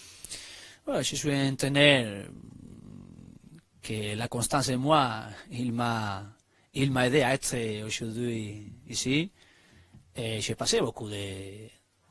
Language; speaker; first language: French; non-native, learner; Spanish